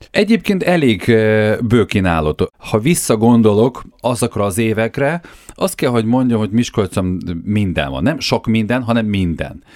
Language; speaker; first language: Hungarian; non-native, fluent; Ukrainian